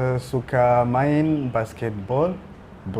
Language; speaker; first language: Indonesian; non-native, learner; Rundi